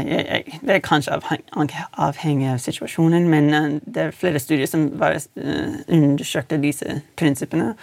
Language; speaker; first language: Norwegian; non-native, fluent; English